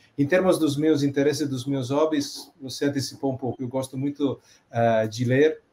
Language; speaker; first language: Portuguese; non-native, fluent; Italian